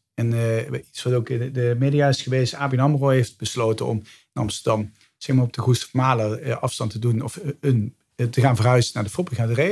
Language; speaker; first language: Dutch; native; Dutch